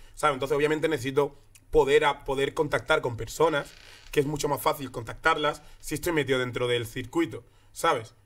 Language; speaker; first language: Spanish; native; Spanish